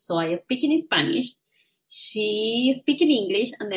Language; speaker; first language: English; non-native, fluent; Spanish